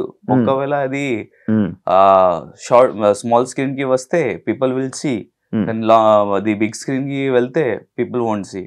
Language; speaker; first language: Telugu; non-native, local second language; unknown